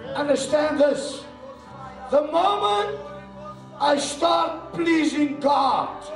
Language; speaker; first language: English; non-native, local second language; Afrikaans